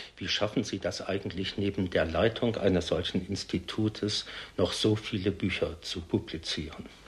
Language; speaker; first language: German; native; German